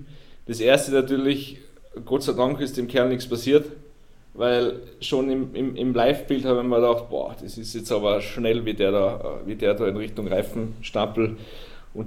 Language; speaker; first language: German; native; German